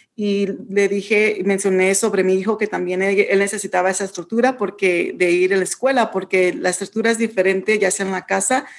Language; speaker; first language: Spanish; early bilingual, heritage; Spanish